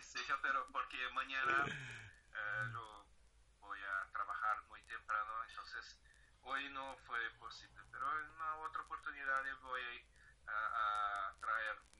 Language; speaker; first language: Spanish; non-native, fluent; Portuguese